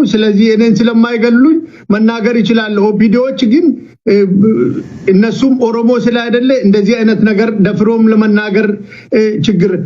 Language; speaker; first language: Amharic; non-native, local second language; Oromo